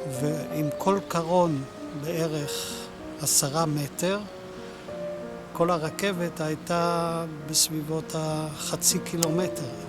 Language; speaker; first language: Hebrew; non-native, fluent; Dutch